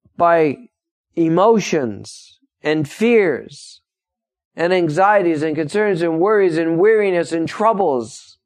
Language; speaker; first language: English; native; English